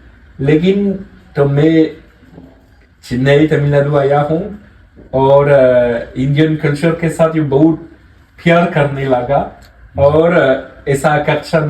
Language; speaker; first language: Hindi; non-native, learner; French